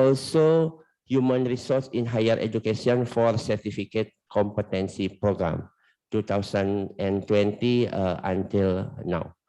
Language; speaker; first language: English; non-native, learner; Indonesian